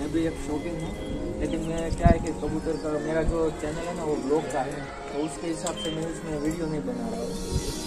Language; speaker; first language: Hindi; non-native, local second language; Gujarati